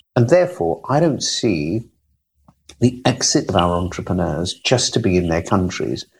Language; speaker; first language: English; native; English